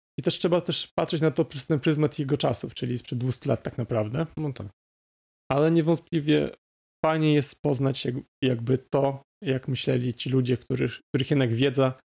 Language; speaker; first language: Polish; native; Polish